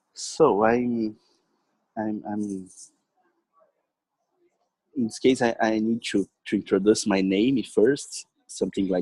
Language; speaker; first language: English; non-native, learner; Portuguese